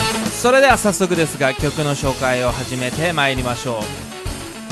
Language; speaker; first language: Japanese; native; Japanese